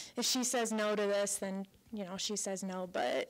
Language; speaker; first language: English; native; English